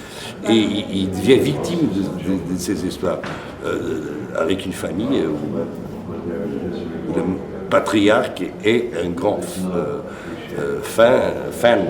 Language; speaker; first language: French; non-native, fluent; Portuguese